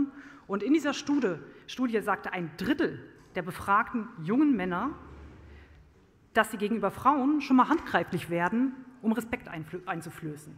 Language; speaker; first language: German; native; German